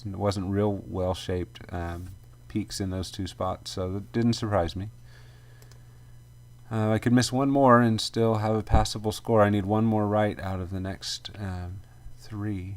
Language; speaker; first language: English; native; English